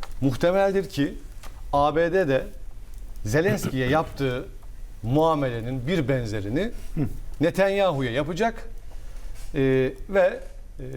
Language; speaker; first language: Turkish; native; Turkish